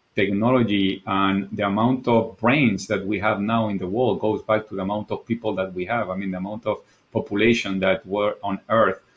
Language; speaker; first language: English; non-native, fluent; Spanish